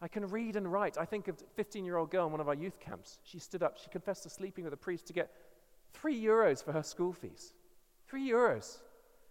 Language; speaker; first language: English; native; English